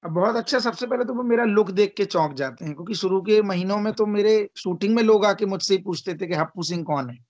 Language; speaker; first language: Hindi; native; Hindi